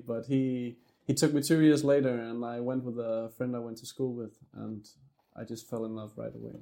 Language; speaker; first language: English; non-native, fluent; Danish